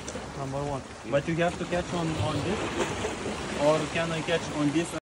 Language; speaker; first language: English; non-native, learner; Lithuanian